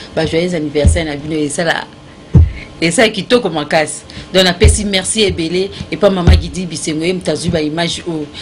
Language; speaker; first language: Lingala; native; Lingala